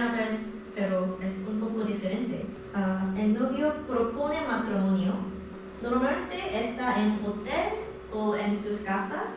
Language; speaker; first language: Spanish; non-native, learner; Korean